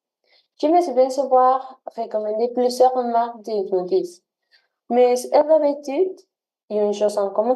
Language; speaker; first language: French; non-native, learner; Spanish